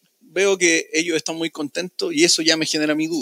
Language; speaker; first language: Spanish; native; Spanish